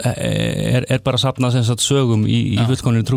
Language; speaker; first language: Icelandic; native; Icelandic